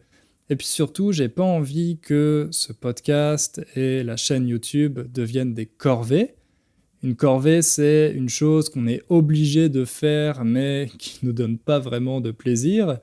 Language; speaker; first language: French; native; French